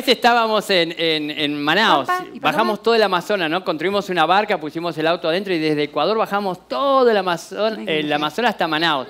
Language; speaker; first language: Spanish; native; Spanish